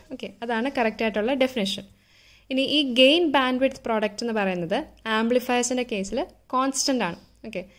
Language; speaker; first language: English; non-native, local second language; Malayalam